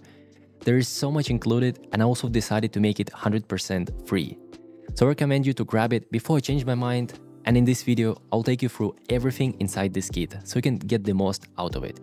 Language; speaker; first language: English; non-native, fluent; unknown